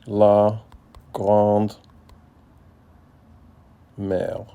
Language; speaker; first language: French; non-native, learner; English